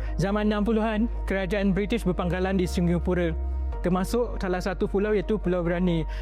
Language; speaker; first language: Malay; native; Malay